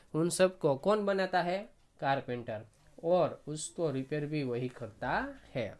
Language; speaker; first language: Hindi; non-native, local second language; Gujarati